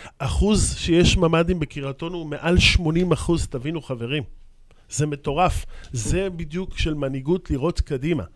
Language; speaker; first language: Hebrew; native; Hebrew